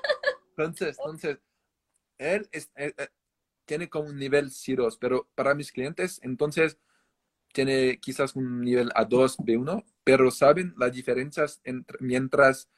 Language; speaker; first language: Spanish; non-native, fluent; French